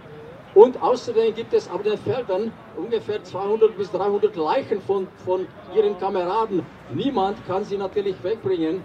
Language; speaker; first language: German; non-native, fluent; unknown